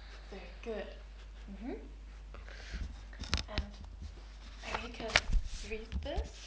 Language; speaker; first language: English; non-native, fluent; German